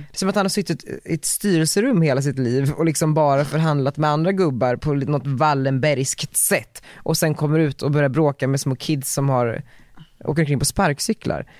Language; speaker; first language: Swedish; native; Swedish